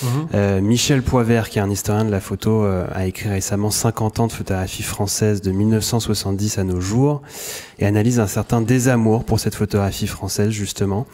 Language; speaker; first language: French; native; French